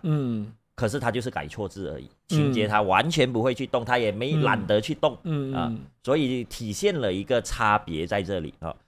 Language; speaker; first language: Chinese; native; Chinese